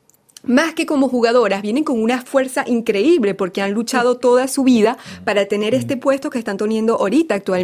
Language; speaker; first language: Spanish; native; Spanish